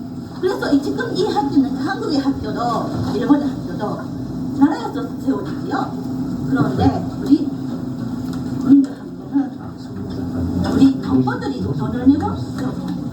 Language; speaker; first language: Korean; early bilingual, heritage; Korean